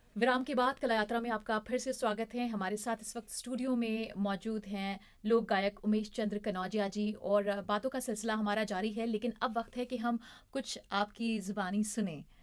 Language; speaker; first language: Hindi; native; Hindi